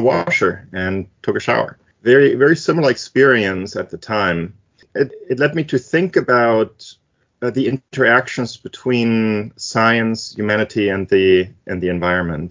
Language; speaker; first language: English; non-native, fluent; German